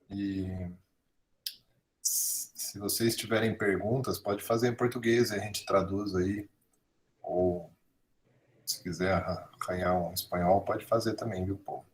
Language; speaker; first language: Portuguese; non-native, fluent; Spanish